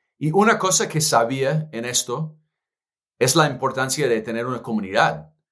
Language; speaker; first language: Spanish; non-native, fluent; English